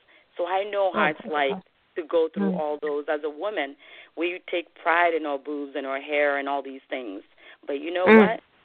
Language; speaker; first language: English; non-native, fluent; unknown